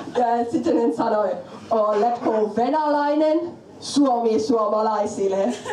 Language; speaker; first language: Finnish; non-native, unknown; German